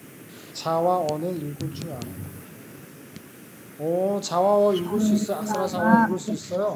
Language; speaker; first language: Korean; native; Korean